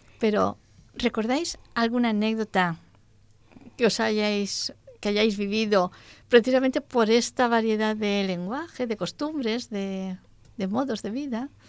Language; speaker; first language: Spanish; native; Spanish